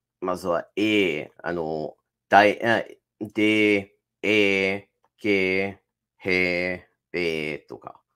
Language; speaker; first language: Japanese; non-native, fluent; English